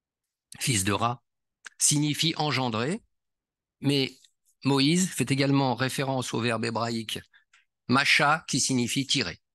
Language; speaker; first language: French; native; French